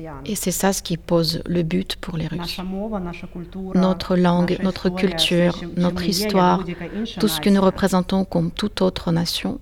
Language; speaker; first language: French; non-native, fluent; Ukrainian